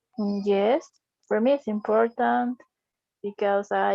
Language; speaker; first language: English; non-native, learner; Spanish